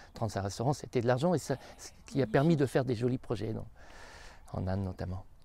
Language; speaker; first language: French; native; French